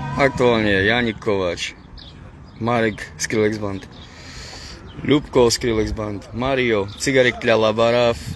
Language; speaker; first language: Slovak; native; Slovak